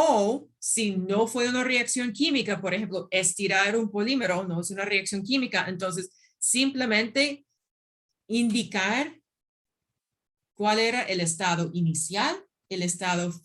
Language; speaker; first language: Spanish; non-native, fluent; English